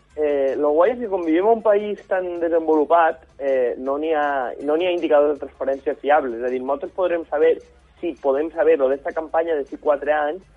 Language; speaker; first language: Catalan; native; Catalan